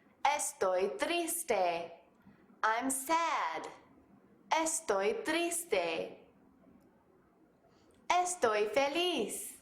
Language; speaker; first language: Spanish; non-native, fluent; English